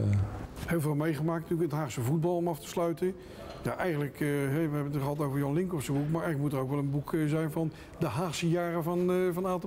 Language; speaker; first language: Dutch; native; Dutch